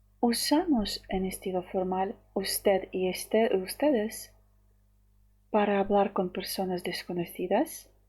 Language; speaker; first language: Spanish; non-native, fluent; Ukrainian